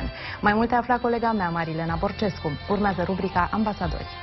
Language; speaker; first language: Romanian; native; Romanian